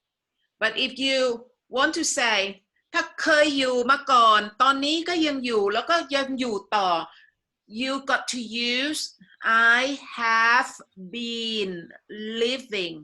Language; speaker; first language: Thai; native; Thai